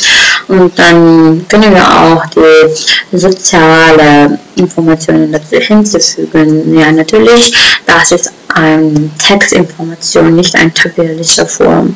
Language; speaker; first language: German; non-native, fluent; Uzbek